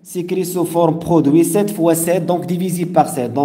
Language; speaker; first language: French; non-native, local second language; Arabic